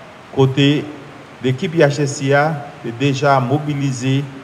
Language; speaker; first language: French; non-native, local second language; Haitian Creole